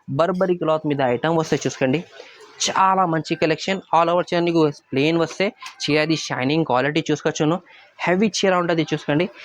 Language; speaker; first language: Telugu; non-native, local second language; Urdu